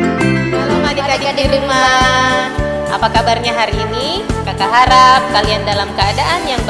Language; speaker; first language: Indonesian; native; Indonesian